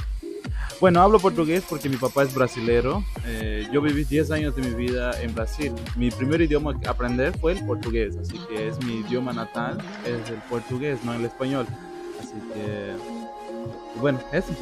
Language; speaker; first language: Spanish; early bilingual, heritage; Portuguese